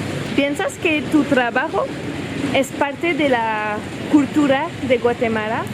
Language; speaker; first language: Spanish; non-native, learner; French